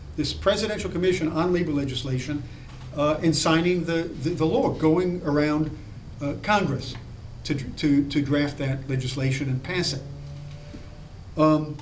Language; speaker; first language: English; native; English